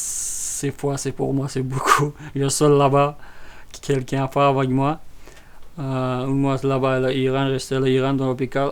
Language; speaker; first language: French; non-native, learner; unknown